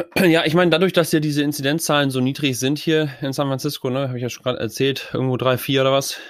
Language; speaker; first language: German; native; German